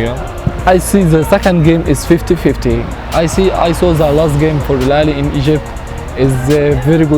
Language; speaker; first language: English; non-native, learner; Arabic